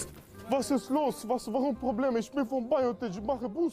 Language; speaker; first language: German; early bilingual, other home language; Russian